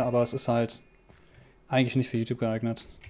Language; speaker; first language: German; native; German